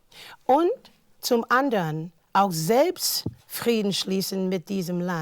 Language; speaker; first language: German; non-native, fluent; English